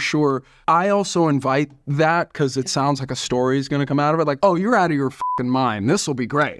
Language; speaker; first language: English; native; English